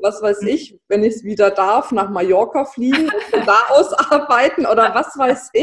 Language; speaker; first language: German; native; German